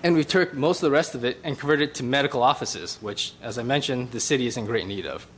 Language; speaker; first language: English; native; English